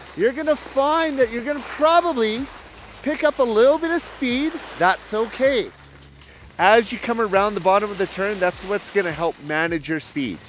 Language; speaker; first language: English; native; English